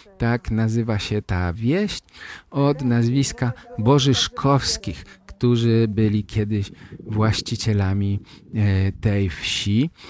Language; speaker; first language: Polish; native; Polish